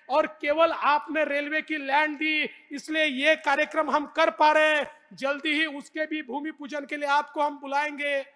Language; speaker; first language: Hindi; non-native, local second language; Marathi